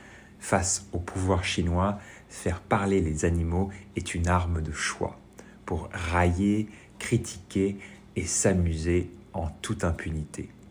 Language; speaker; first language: French; native; French